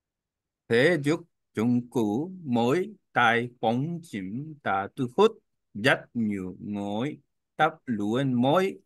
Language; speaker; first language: Korean; native; Korean